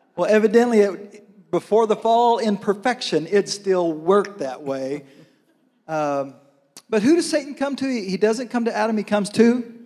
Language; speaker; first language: English; native; English